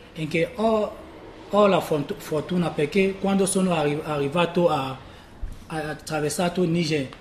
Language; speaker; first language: Italian; non-native, learner; French